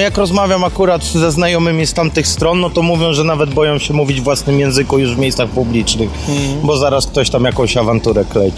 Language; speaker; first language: Polish; native; Polish